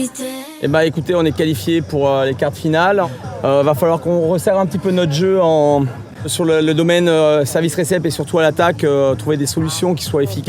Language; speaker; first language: French; native; French